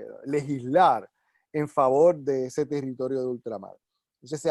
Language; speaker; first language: Spanish; native; Spanish